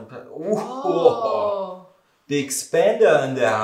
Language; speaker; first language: German; native; German